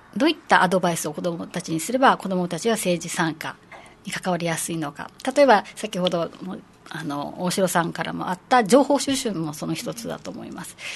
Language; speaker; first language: Japanese; native; Japanese